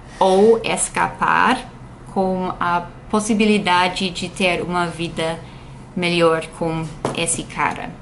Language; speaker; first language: Portuguese; non-native, fluent; English